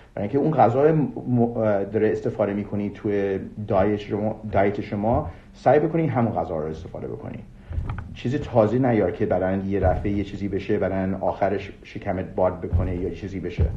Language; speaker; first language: Persian; early bilingual, heritage; Persian